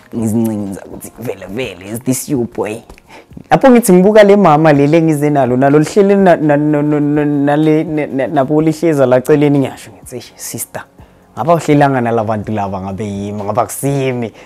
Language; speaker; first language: Zulu; native; Zulu